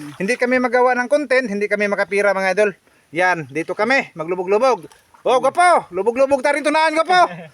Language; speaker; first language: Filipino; non-native, local second language; Cebuano